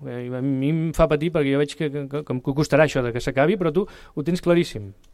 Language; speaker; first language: Catalan; native; Catalan